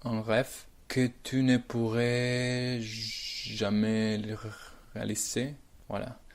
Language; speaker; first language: French; non-native, learner; Spanish